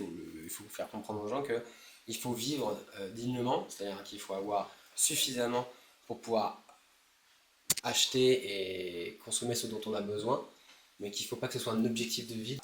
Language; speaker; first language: French; native; French